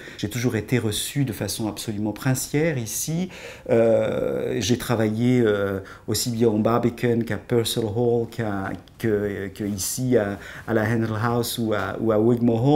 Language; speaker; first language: French; native; French